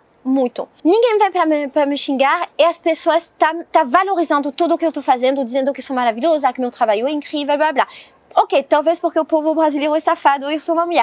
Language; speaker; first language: Portuguese; non-native, learner; French